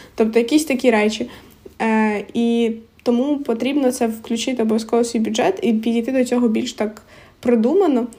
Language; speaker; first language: Ukrainian; non-native, local second language; Russian